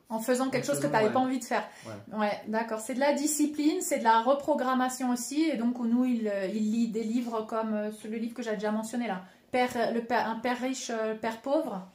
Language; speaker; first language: French; native; French